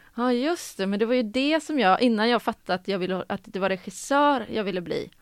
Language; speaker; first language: Swedish; native; Swedish